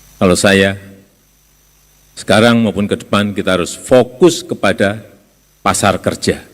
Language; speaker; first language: Indonesian; non-native, local second language; Javanese